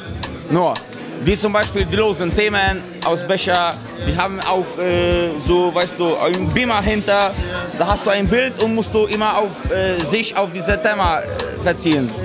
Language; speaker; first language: German; non-native, fluent; Polish